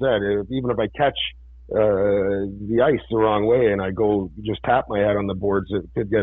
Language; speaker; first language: English; native; English